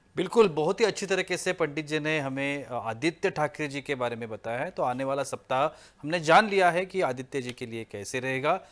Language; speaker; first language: Hindi; non-native, local second language; Marathi